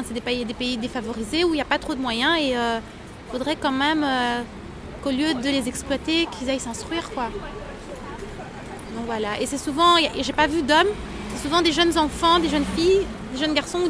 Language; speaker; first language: French; native; French